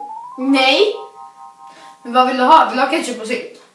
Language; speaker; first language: Swedish; early bilingual, other home language; Arabic